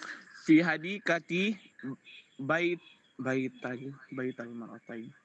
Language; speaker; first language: Arabic; non-native, learner; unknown